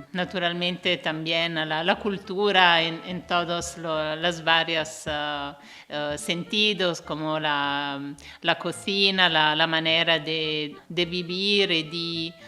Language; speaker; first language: Spanish; non-native, fluent; Italian